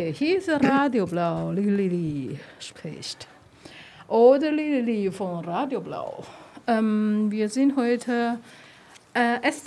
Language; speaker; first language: German; non-native, learner; Chinese